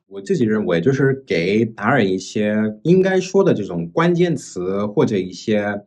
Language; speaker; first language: Chinese; non-native, fluent; English